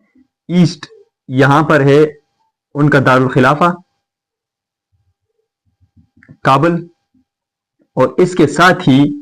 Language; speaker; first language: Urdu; non-native, fluent; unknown